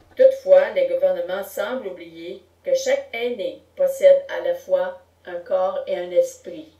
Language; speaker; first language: French; native; French